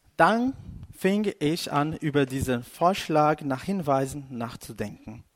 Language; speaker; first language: German; non-native, fluent; Portuguese